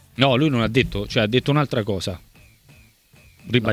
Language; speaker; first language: Italian; native; Italian